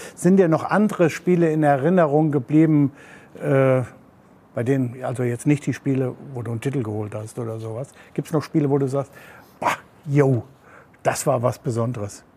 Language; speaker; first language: German; native; German